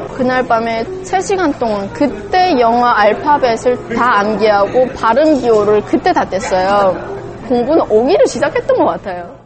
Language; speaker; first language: Korean; native; Korean